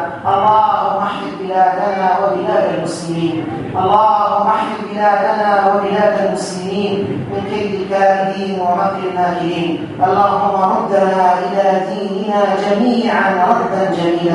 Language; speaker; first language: Arabic; native; Arabic